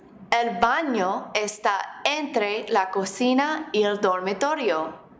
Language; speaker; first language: Spanish; non-native, fluent; English